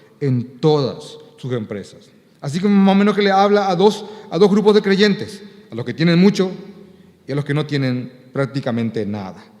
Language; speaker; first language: Spanish; native; Spanish